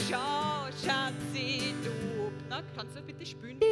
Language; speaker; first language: German; native; German